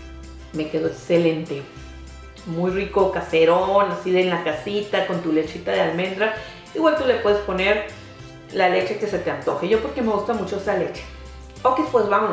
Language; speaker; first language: Spanish; native; Spanish